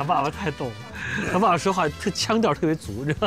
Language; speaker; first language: Chinese; native; Chinese